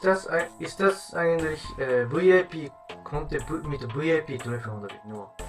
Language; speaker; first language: German; non-native, learner; Japanese